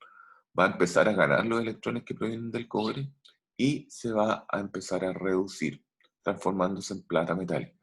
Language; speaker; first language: Spanish; native; Spanish